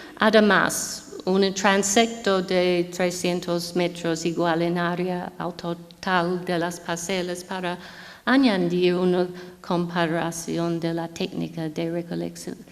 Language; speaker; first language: Spanish; non-native, fluent; English